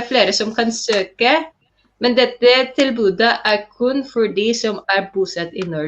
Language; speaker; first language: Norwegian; non-native, fluent; Filipino